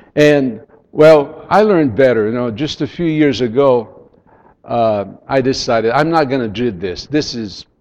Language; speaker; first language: English; non-native, fluent; Portuguese